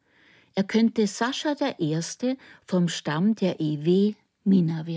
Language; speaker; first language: German; native; German